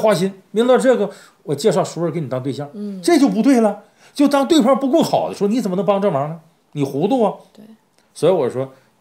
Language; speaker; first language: Chinese; native; Chinese